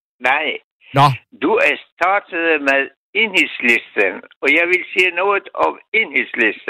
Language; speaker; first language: Danish; non-native, learner; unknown